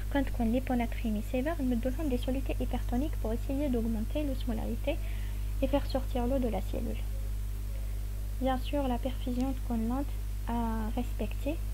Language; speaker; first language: French; non-native, local second language; Arabic